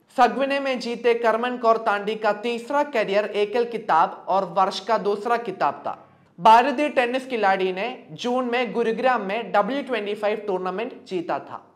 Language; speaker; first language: Hindi; non-native, local second language; Malayalam